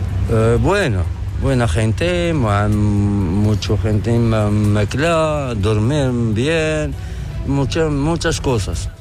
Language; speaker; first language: Spanish; non-native, learner; Arabic